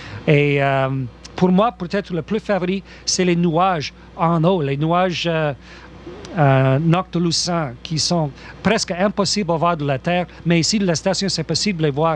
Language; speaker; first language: French; non-native, local second language; English